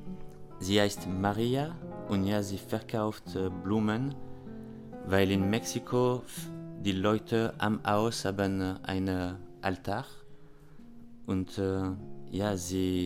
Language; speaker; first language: German; non-native, learner; French